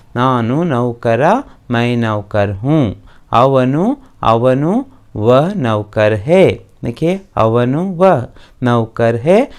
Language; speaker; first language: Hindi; non-native, local second language; Kannada